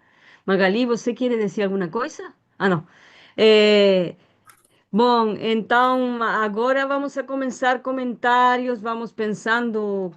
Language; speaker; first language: Portuguese; non-native, learner; Spanish